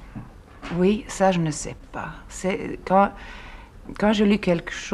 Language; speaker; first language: French; non-native, fluent; Swedish